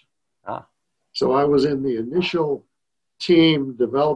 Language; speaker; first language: English; native; English